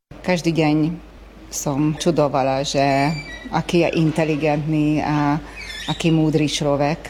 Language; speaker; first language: Slovak; early bilingual, heritage; Slovak